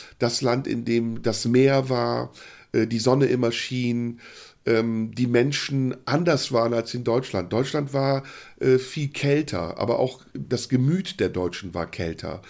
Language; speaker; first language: German; early bilingual, other home language; Turkish